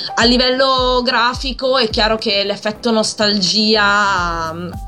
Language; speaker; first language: Italian; native; Italian